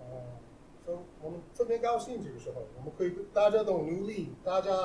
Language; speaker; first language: Chinese; non-native, learner; English